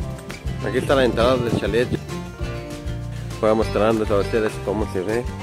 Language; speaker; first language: Spanish; non-native, fluent; Arabic